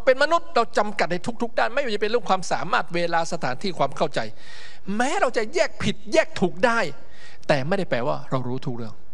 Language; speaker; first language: Thai; native; Thai